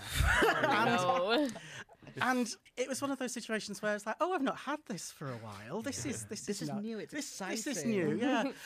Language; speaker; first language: English; native; English